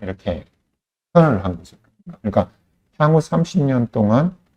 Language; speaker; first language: Korean; native; Korean